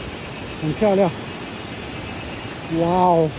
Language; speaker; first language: Chinese; non-native, fluent; Tibetan